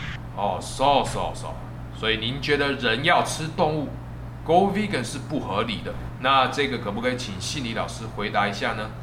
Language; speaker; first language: Chinese; native; Chinese